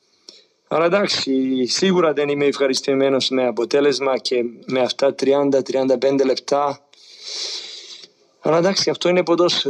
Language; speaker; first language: Greek; non-native, fluent; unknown